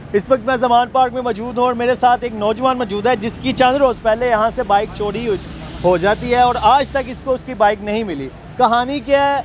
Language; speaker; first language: Urdu; native; Urdu